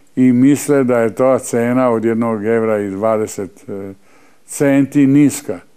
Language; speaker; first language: Serbian; native; Serbian